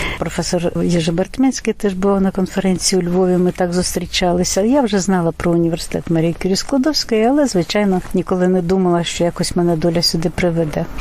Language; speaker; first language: Ukrainian; native; Ukrainian